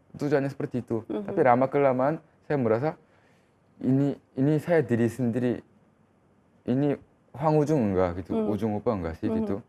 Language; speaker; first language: Indonesian; non-native, fluent; Korean